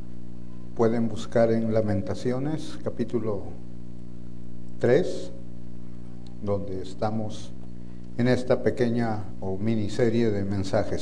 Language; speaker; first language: Spanish; native; Spanish